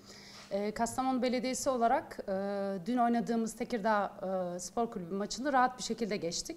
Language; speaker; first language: Turkish; native; Turkish